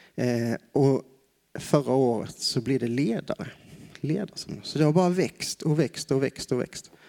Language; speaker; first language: Swedish; native; Swedish